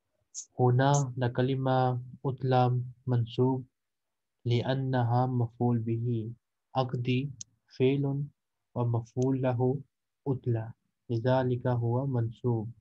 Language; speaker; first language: Arabic; non-native, fluent; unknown